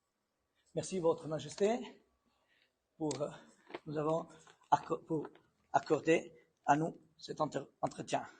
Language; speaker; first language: French; non-native, fluent; Italian